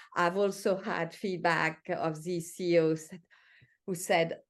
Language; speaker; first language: English; non-native, fluent; French